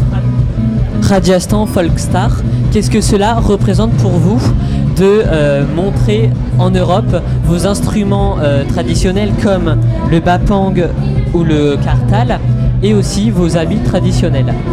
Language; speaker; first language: French; native; French